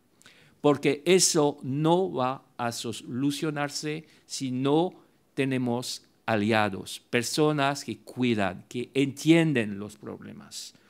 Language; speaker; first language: Spanish; non-native, fluent; French